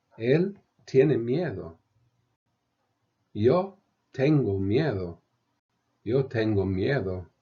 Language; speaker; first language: Spanish; non-native, fluent; English